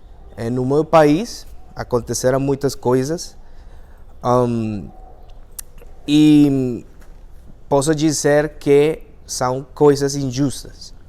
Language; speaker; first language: Portuguese; non-native, fluent; Spanish